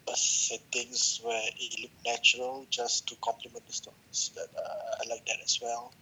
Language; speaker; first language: English; non-native, local second language; Malay